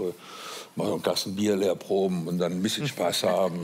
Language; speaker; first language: German; native; German